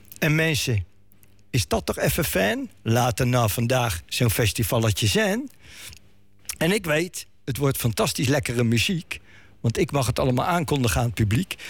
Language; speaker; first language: Dutch; native; Dutch